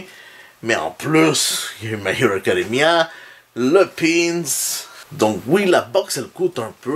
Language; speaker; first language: French; native; French